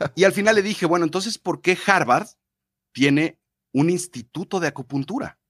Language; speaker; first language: Spanish; native; Spanish